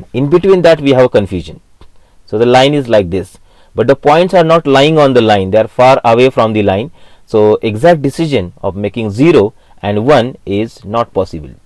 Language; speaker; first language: English; non-native, local second language; Marathi